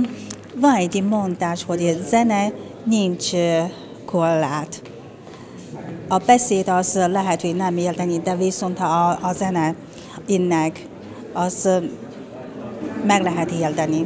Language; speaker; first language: Hungarian; non-native, learner; Chinese